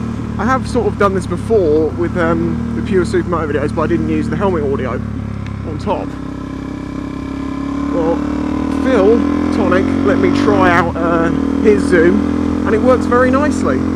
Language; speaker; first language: English; native; English